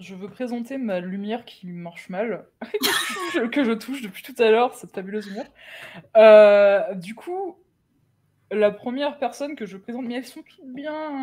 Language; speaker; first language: French; native; French